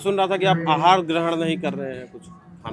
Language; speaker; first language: Hindi; native; Hindi